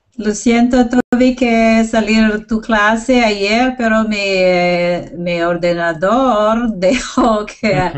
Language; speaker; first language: Spanish; non-native, learner; English